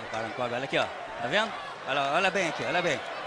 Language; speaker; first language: Portuguese; native; Portuguese